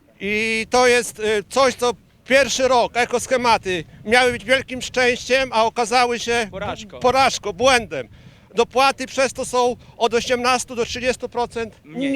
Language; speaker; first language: Polish; native; Polish